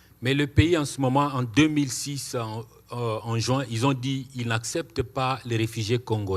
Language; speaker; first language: French; non-native, local second language; Swahili